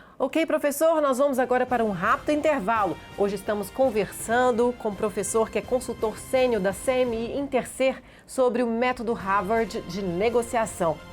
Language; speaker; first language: Portuguese; native; Portuguese